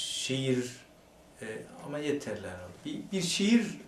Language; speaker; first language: Turkish; native; Turkish